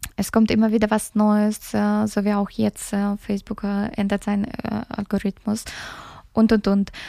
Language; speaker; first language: German; early bilingual, other home language; Russian